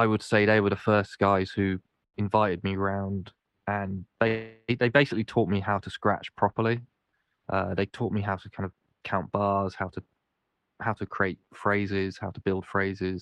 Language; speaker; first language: English; native; English